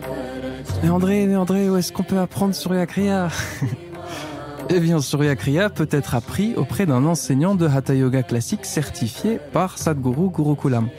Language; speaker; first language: French; native; French